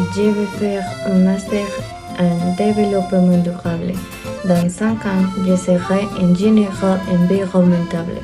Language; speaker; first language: French; non-native, learner; Spanish